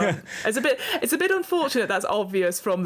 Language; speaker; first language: English; native; English